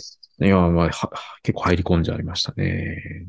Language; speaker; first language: Japanese; native; Japanese